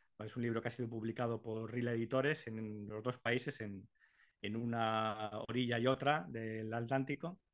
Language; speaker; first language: Spanish; native; Spanish